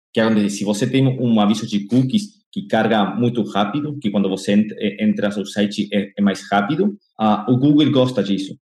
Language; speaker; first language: Portuguese; non-native, fluent; Spanish